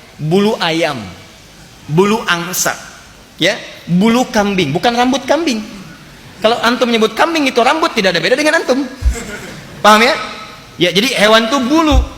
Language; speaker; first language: Indonesian; native; Indonesian